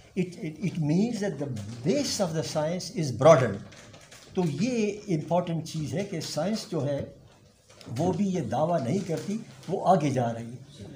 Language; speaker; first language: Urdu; non-native, local second language; Pashto